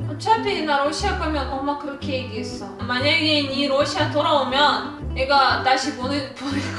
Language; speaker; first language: Korean; non-native, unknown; Russian